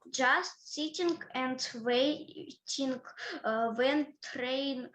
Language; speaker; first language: English; early bilingual, other home language; Ukrainian